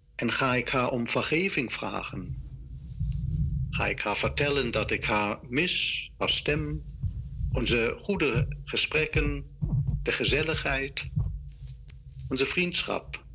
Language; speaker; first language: Dutch; non-native, fluent; German